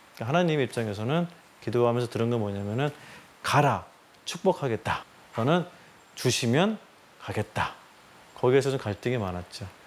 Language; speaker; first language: Korean; native; Korean